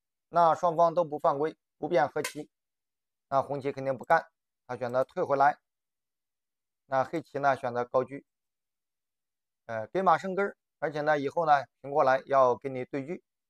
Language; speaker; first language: Chinese; native; Chinese